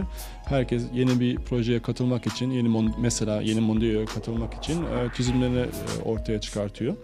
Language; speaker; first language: Turkish; native; Turkish